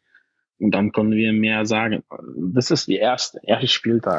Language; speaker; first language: German; non-native, fluent; Dutch